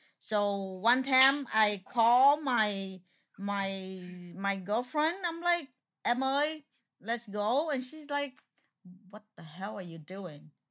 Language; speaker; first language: English; non-native, fluent; Vietnamese